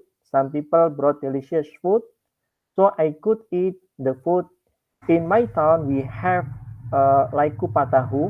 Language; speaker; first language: English; non-native, learner; Indonesian